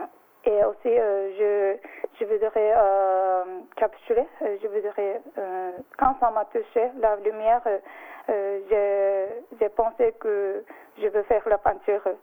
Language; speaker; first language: French; non-native, learner; Japanese